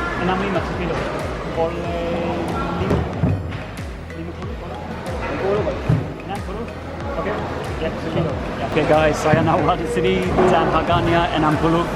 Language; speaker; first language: Indonesian; non-native, learner; English